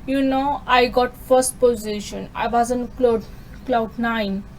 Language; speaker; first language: English; non-native, local second language; Punjabi